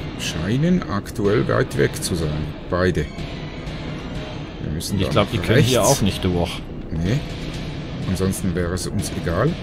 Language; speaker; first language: German; native; German